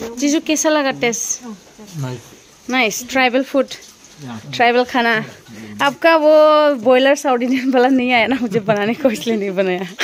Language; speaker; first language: Hindi; non-native, local second language; Bodo